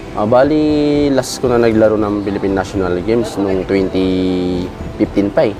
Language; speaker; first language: Filipino; non-native, local second language; Iloko